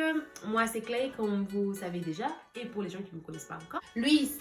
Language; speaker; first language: French; native; French